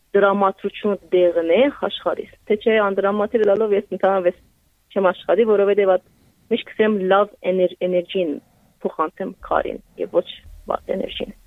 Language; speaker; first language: Armenian; early bilingual, heritage; Armenian